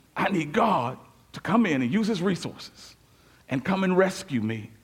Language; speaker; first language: English; native; English